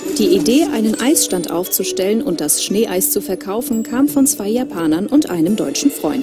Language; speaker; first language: German; native; German